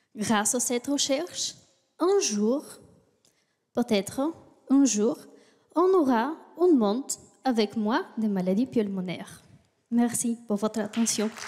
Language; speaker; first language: French; non-native, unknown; Bulgarian